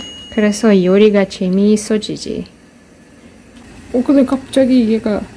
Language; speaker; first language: Korean; non-native, fluent; Russian